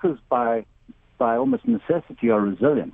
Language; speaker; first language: English; native; English